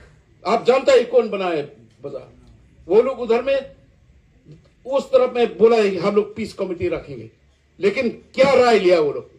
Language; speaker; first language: Hindi; non-native, local second language; Khasi